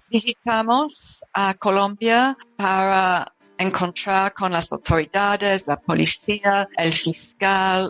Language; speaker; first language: Spanish; non-native, learner; English